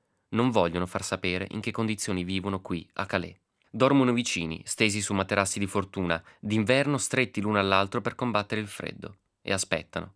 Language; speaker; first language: Italian; native; Italian